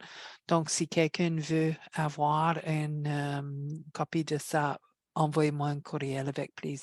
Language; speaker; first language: French; non-native, fluent; English